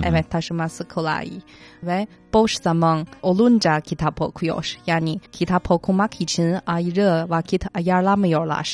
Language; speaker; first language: Turkish; non-native, fluent; Chinese